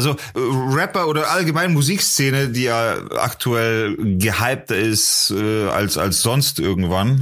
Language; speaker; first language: German; native; German